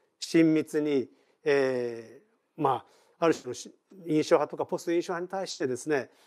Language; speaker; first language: Japanese; native; Japanese